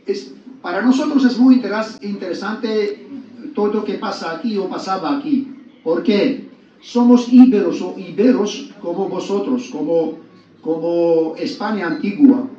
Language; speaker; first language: Spanish; non-native, learner; Georgian